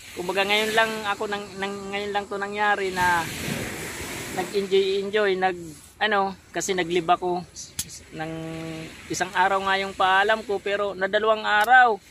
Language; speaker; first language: Filipino; non-native, local second language; Bikol